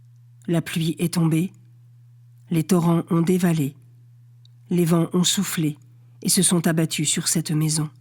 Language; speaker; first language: French; native; French